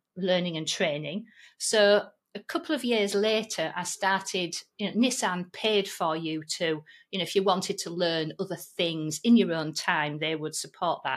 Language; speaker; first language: English; native; English